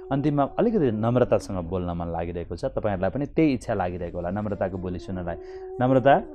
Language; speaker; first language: Nepali; native; Nepali